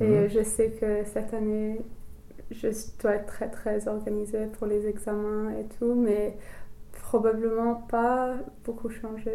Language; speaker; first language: French; non-native, learner; English